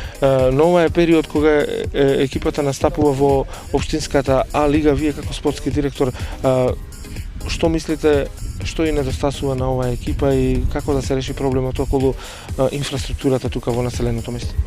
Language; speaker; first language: Macedonian; native; Macedonian